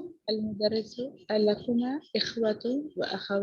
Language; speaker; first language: Arabic; non-native, learner; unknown